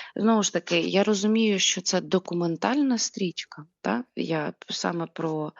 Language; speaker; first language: Ukrainian; native; Ukrainian